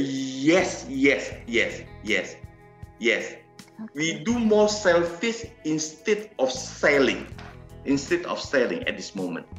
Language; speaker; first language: English; non-native, learner; Indonesian